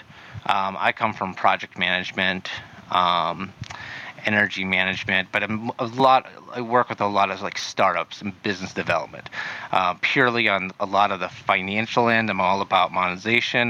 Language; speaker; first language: English; native; English